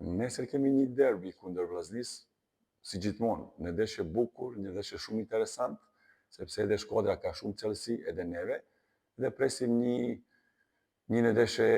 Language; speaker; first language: Albanian; non-native, fluent; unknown